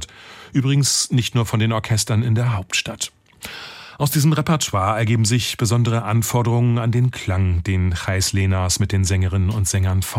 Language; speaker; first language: German; native; German